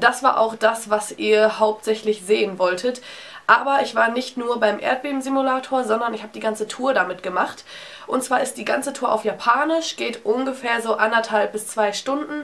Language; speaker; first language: German; native; German